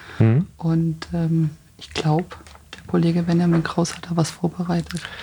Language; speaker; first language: German; native; German